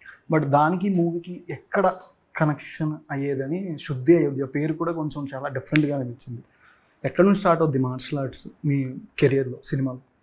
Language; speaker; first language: Telugu; native; Telugu